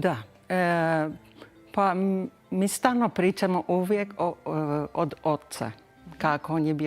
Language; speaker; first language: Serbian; early bilingual, heritage; Spanish